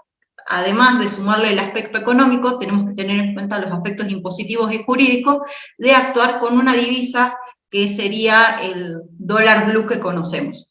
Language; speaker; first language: Spanish; native; Spanish